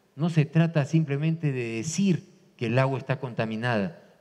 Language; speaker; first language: Spanish; native; Spanish